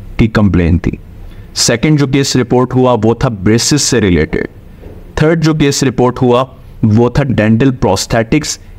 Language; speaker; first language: Urdu; native; Urdu